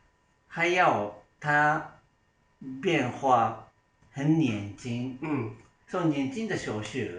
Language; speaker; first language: Chinese; non-native, learner; Japanese